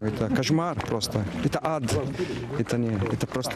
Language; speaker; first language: Russian; non-native, fluent; Italian